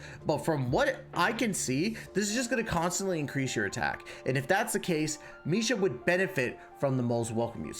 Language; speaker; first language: English; native; English